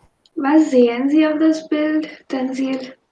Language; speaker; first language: German; non-native, fluent; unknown